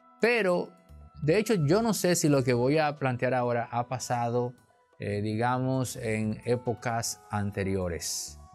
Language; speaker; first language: Spanish; native; Spanish